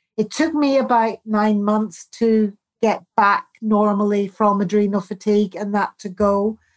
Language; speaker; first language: English; native; English